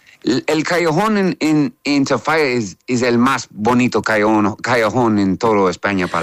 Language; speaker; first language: Spanish; non-native, learner; English